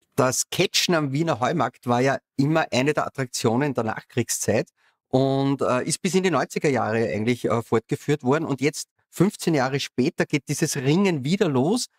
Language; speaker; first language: German; native; German